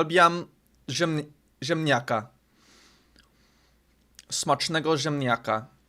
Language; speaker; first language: Polish; non-native, learner; English